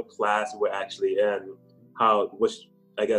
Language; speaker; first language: English; native; English